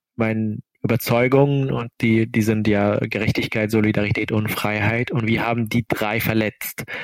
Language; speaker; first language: German; non-native, fluent; Arabic